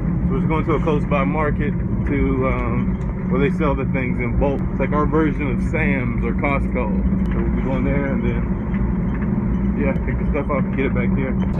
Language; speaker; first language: English; native; English